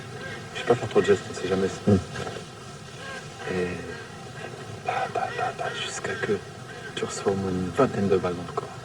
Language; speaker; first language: French; native; French